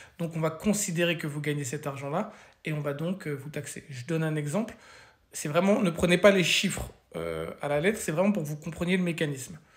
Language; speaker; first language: French; native; French